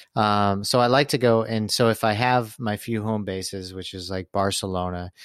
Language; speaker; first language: English; native; English